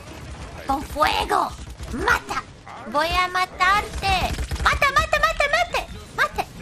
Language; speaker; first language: Spanish; non-native, learner; English